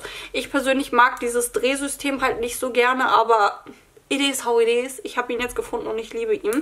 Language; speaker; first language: German; native; German